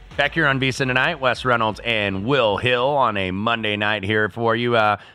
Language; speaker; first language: English; native; English